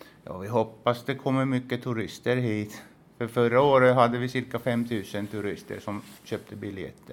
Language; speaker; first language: Swedish; non-native, local second language; Finnish